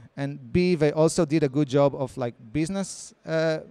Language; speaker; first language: English; non-native, fluent; Hebrew